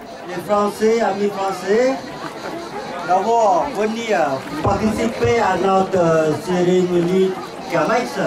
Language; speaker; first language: French; non-native, learner; Khmer